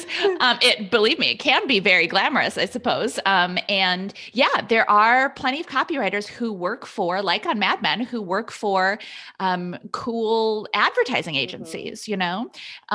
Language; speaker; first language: English; native; English